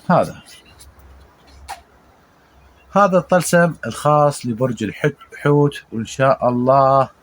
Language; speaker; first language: Arabic; native; Arabic